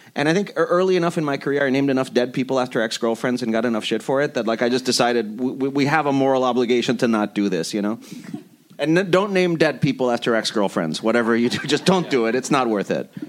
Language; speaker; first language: English; early bilingual, other home language; Spanish